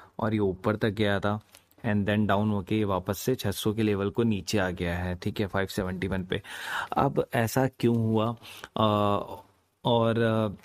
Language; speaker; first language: Hindi; native; Hindi